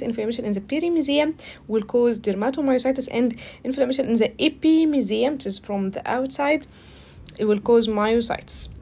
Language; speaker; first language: English; non-native, fluent; Arabic